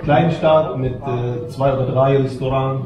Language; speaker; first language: German; non-native, fluent; Arabic